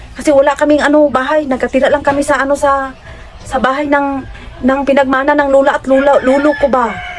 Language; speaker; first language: Filipino; non-native, local second language; Hiligaynon